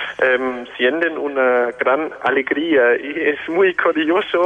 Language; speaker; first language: Spanish; non-native, fluent; German